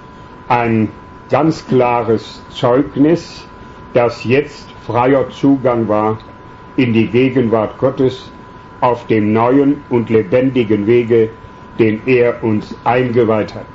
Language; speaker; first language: German; native; German